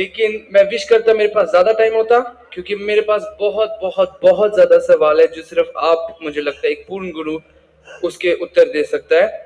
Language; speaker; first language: Hindi; early bilingual, heritage; Hindi